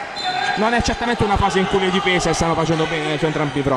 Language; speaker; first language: Italian; native; Italian